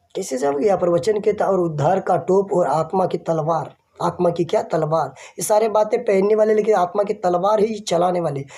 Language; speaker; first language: Hindi; non-native, local second language; Marathi